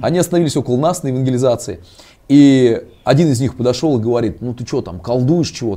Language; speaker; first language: Russian; native; Russian